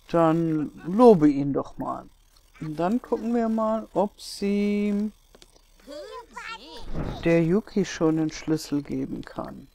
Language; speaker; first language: German; native; German